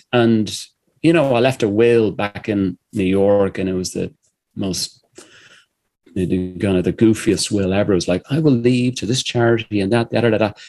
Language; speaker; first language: English; native; English